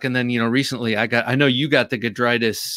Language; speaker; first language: English; native; English